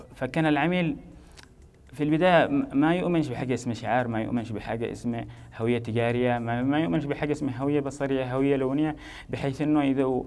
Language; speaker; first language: Arabic; native; Arabic